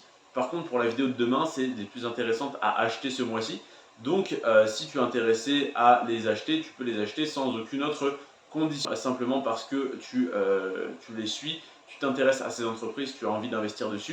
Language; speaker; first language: French; native; French